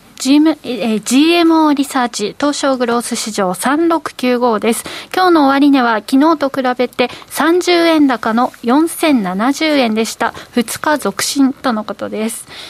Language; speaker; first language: Japanese; native; Japanese